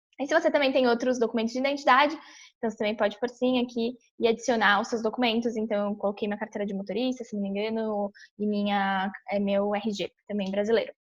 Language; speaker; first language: Portuguese; native; Portuguese